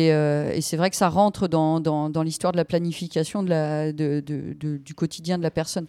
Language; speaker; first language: French; native; French